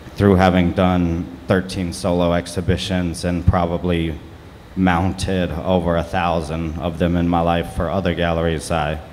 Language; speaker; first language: English; native; English